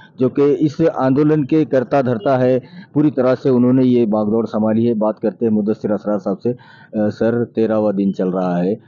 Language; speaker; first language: Urdu; native; Urdu